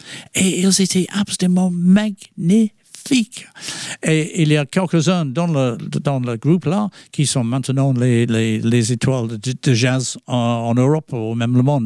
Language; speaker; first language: French; non-native, fluent; English